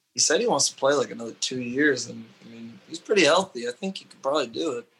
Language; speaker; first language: English; native; English